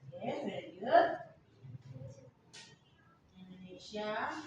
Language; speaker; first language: English; non-native, fluent; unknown